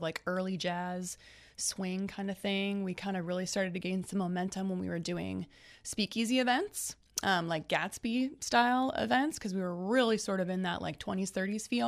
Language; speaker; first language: English; native; English